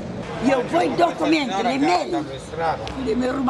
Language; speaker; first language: Italian; non-native, learner; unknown